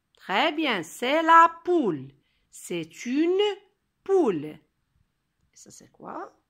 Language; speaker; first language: French; non-native, local second language; Arabic